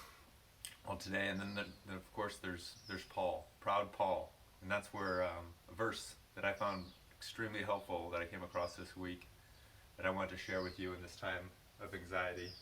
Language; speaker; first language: English; native; English